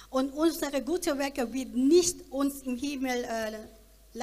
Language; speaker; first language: German; non-native, learner; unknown